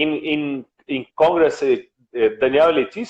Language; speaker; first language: English; non-native, learner; Portuguese